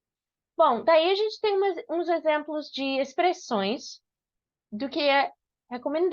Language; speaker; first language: Portuguese; non-native, fluent; English